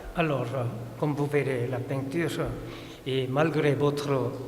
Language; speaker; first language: French; non-native, fluent; Korean